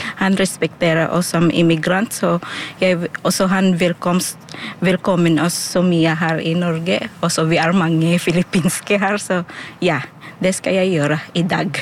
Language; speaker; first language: Norwegian; non-native, fluent; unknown